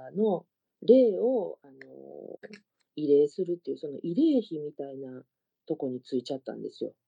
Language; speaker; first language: Japanese; native; Japanese